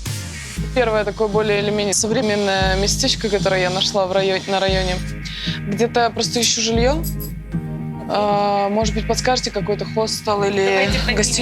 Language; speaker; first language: Russian; native; Russian